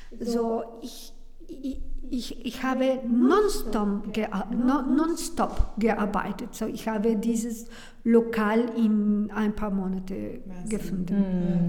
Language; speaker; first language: German; non-native, learner; Spanish